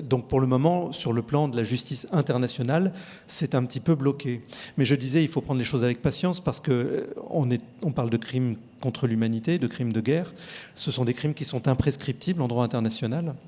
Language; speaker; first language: French; native; French